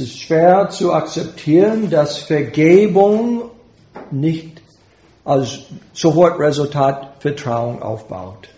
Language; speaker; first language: German; non-native, fluent; English